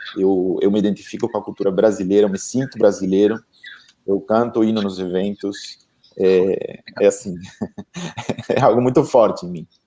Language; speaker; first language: Portuguese; non-native, fluent; Spanish